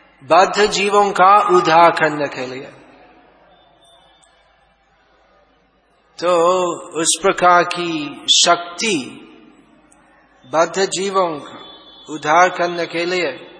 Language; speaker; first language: Hindi; non-native, fluent; English